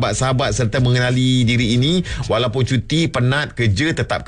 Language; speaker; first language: Malay; native; Malay